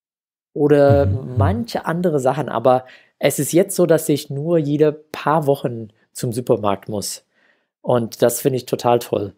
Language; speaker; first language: German; non-native, fluent; English